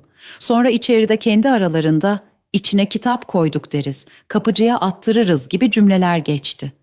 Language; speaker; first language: Turkish; native; Turkish